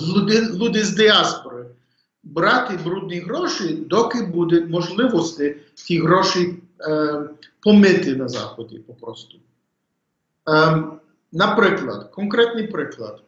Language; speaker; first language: Ukrainian; early bilingual, heritage; English